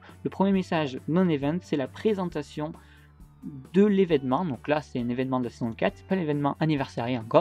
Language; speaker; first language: French; native; French